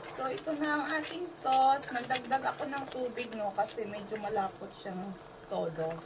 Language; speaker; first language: Filipino; native; Filipino